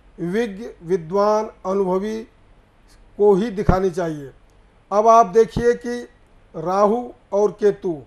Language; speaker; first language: Hindi; native; Hindi